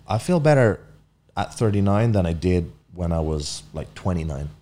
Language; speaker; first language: English; native; English